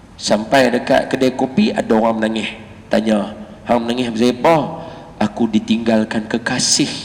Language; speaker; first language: Malay; native; Malay